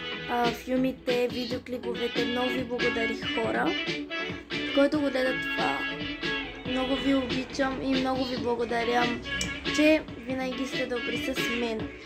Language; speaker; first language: Bulgarian; early bilingual, heritage; Bulgarian